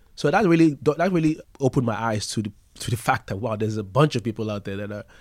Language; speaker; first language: English; non-native, local second language; Yoruba